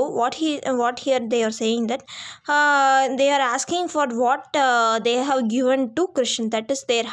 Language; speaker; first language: English; non-native, local second language; Hindi